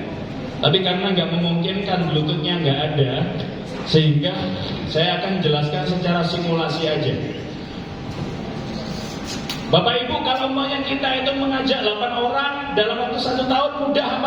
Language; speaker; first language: Indonesian; native; Indonesian